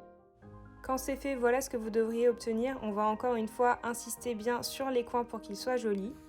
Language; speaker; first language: French; native; French